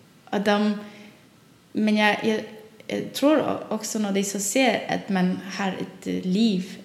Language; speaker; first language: Swedish; non-native, learner; Faroese